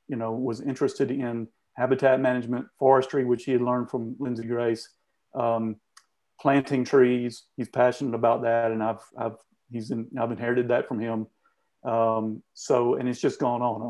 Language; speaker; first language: English; native; English